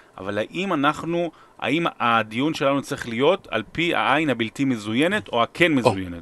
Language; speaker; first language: Hebrew; native; Hebrew